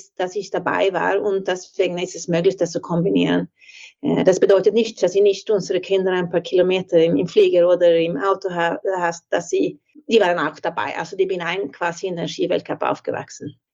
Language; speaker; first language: German; non-native, fluent; Swedish